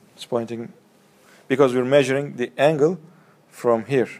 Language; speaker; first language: English; non-native, fluent; Turkish